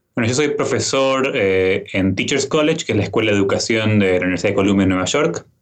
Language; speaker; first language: Spanish; native; Spanish